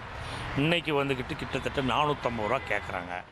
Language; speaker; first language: Tamil; native; Tamil